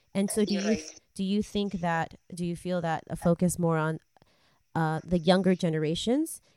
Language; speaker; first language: English; non-native, local second language; Masai